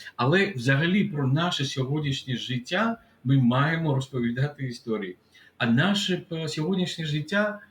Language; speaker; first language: Ukrainian; non-native, fluent; Georgian